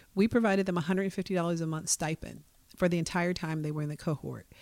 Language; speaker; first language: English; native; English